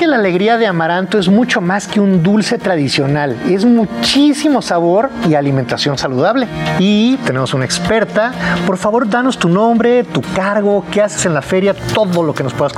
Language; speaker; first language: Spanish; native; Spanish